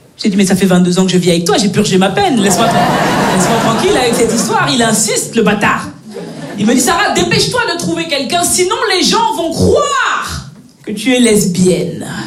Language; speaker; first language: French; native; French